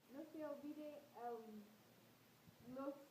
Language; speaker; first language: Spanish; non-native, learner; English